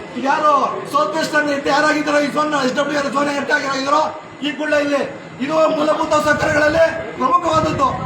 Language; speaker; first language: Kannada; native; Kannada